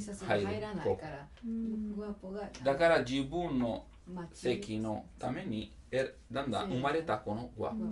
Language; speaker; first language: Japanese; non-native, learner; Italian